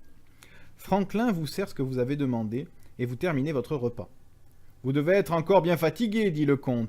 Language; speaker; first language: French; native; French